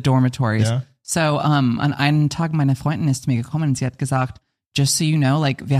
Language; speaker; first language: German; non-native, fluent; English